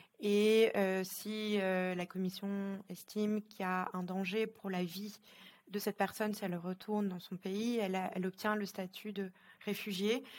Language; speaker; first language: French; native; French